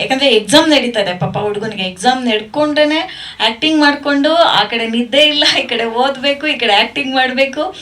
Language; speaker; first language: Kannada; native; Kannada